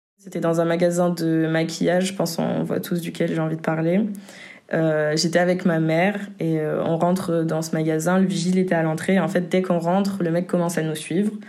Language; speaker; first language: French; native; French